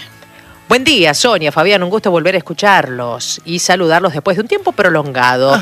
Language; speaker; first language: Spanish; native; Spanish